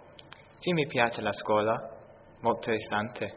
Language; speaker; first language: Italian; non-native, learner; English